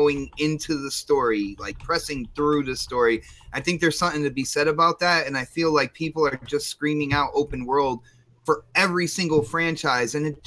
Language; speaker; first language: English; native; English